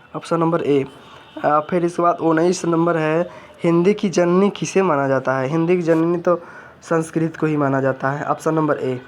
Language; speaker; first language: Hindi; native; Hindi